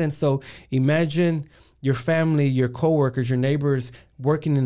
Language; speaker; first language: English; early bilingual, other home language; Spanish